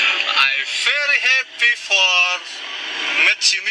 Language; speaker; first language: English; non-native, learner; Indonesian